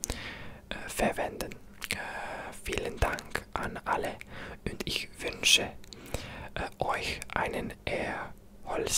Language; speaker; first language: German; non-native, learner; English